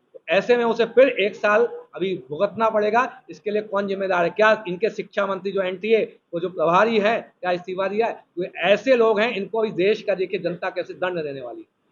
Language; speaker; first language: Hindi; native; Hindi